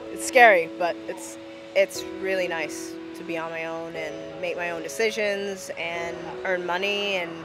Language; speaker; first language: English; native; English